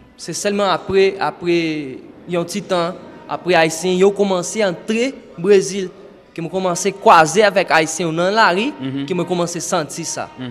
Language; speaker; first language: Haitian Creole; non-native, fluent; Portuguese